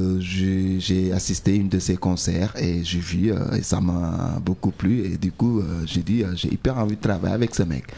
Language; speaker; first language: French; non-native, local second language; Wolof